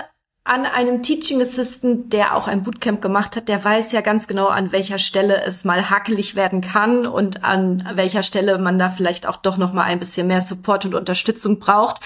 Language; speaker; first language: German; native; German